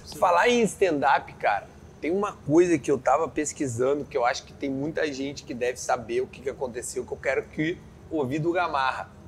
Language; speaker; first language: Portuguese; native; Portuguese